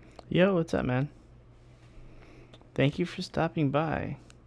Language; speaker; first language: English; early bilingual, other home language; Spanish